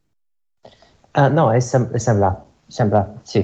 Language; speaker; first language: Catalan; non-native, learner; English